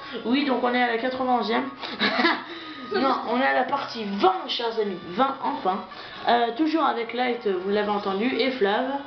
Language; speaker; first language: French; native; French